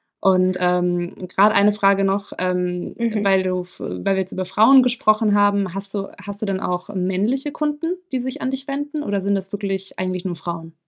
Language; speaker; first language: German; native; German